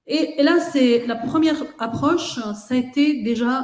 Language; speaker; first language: French; native; French